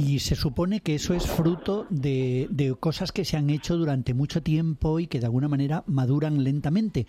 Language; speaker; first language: Spanish; native; Spanish